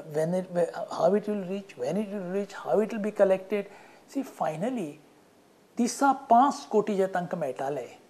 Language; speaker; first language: English; non-native, local second language; Konkani